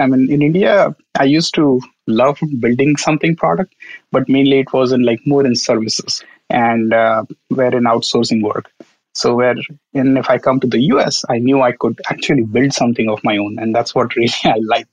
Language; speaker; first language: English; non-native, local second language; Marathi